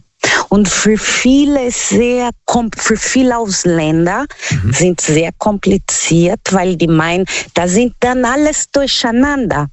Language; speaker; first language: German; non-native, learner; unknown